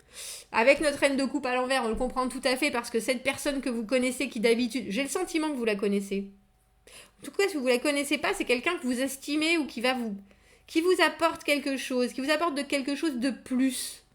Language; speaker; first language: French; native; French